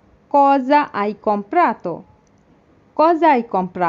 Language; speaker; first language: Italian; non-native, fluent; Bangla